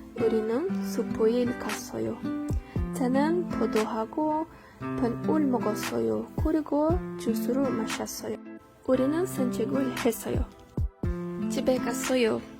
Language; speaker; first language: Korean; non-native, learner; Portuguese